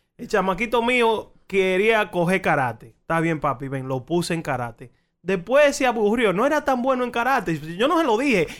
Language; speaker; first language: Spanish; early bilingual, heritage; Spanish